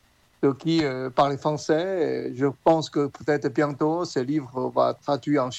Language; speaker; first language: French; non-native, fluent; Chinese